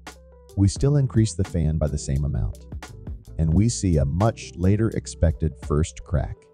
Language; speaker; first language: English; native; English